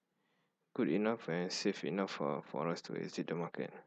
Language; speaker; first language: English; non-native, fluent; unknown